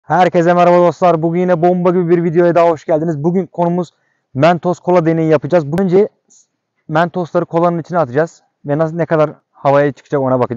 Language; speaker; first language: Turkish; native; Turkish